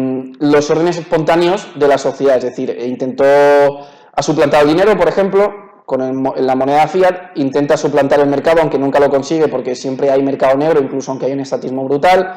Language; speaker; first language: Spanish; native; Spanish